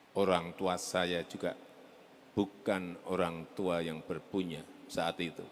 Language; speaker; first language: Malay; non-native, local second language; Javanese